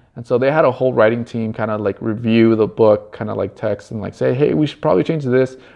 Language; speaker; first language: English; early bilingual, other home language; Spanish